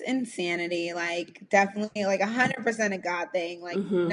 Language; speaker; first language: English; native; English